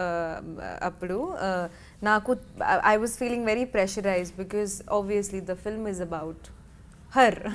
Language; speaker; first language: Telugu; non-native, learner; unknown